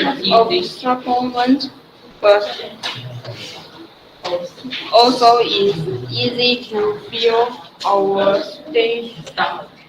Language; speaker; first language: English; non-native, learner; Chinese